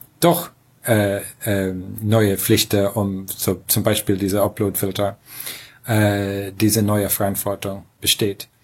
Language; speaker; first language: German; non-native, fluent; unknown